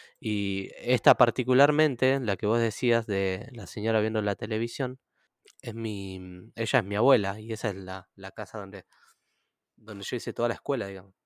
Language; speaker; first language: Spanish; native; Spanish